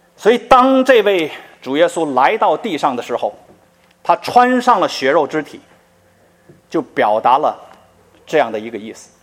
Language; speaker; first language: Chinese; native; Chinese